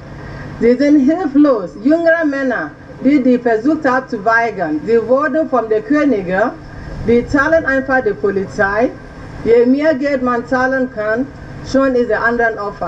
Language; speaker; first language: German; non-native, learner; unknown